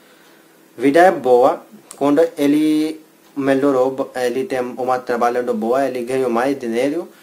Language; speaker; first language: Portuguese; non-native, learner; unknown